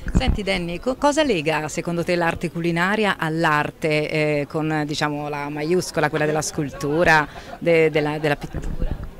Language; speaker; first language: Italian; native; Italian